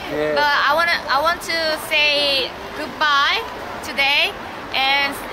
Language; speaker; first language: English; non-native, learner; Korean